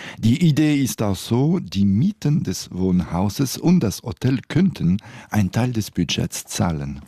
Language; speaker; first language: German; non-native, local second language; French